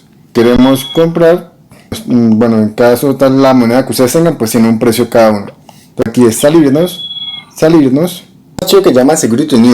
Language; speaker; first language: Spanish; native; Spanish